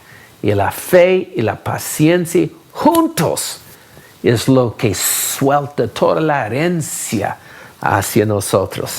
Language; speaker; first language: Spanish; non-native, fluent; English